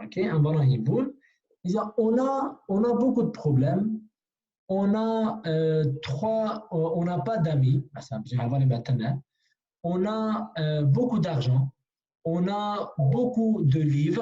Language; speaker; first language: French; non-native, fluent; Kurdish